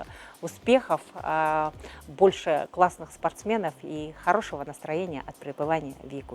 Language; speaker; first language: Russian; native; Russian